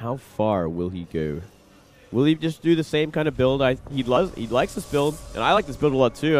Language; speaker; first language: English; native; English